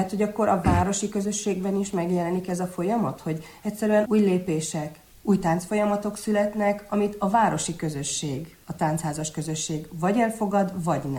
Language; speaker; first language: Hungarian; native; Hungarian